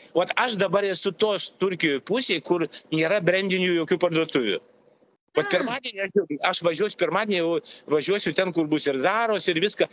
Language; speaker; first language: Lithuanian; non-native, local second language; Russian